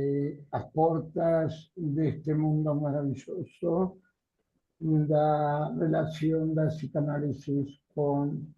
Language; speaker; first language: Portuguese; non-native, learner; Spanish